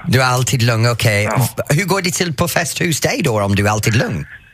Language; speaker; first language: Swedish; non-native, fluent; English